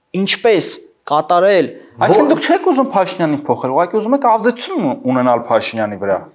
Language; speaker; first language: Armenian; native; Armenian